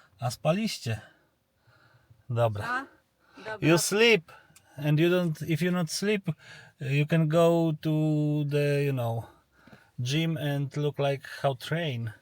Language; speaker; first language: English; non-native, learner; Polish